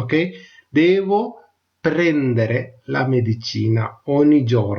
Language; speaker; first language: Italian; non-native, learner; Tamil